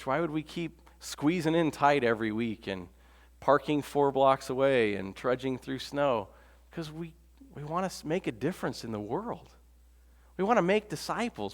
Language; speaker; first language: English; native; English